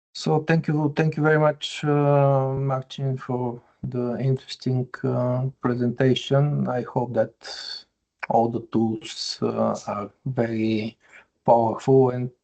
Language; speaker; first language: English; non-native, fluent; Bulgarian